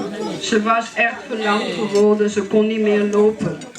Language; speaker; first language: Dutch; non-native, fluent; Lingala